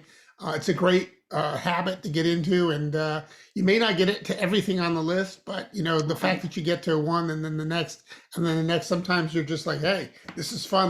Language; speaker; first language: English; native; English